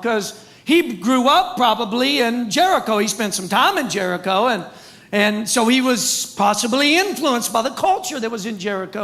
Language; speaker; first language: English; native; English